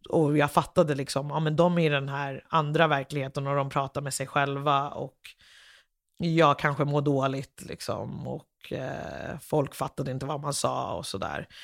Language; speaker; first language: Swedish; early bilingual, other home language; English